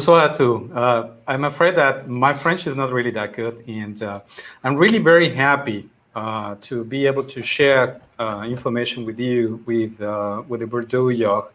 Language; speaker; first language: English; non-native, fluent; Spanish